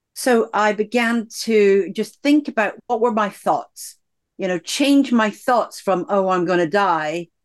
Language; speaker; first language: English; native; English